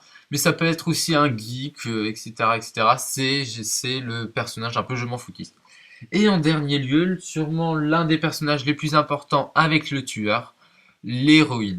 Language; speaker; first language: French; native; French